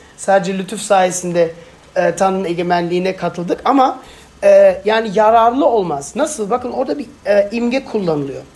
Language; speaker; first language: Turkish; non-native, fluent; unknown